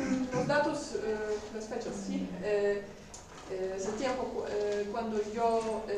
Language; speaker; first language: Spanish; non-native, learner; Polish